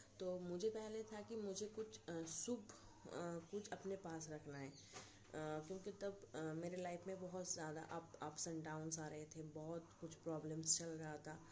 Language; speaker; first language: Hindi; non-native, local second language; Bangla